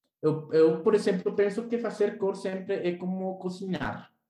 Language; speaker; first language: Portuguese; non-native, learner; Spanish